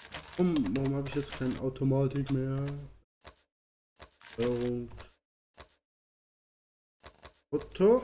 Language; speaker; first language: German; native; German